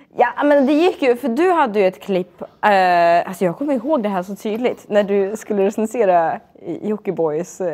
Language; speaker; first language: Swedish; early bilingual, other home language; Russian